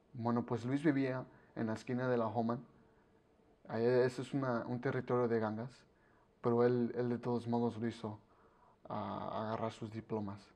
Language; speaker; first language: Spanish; early bilingual, heritage; Spanish